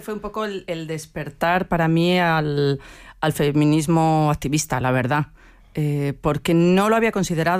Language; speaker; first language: Spanish; native; Spanish